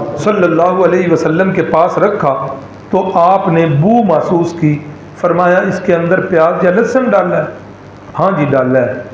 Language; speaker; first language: Urdu; non-native, local second language; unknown